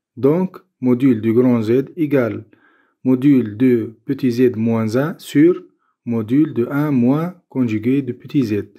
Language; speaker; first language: French; non-native, local second language; Arabic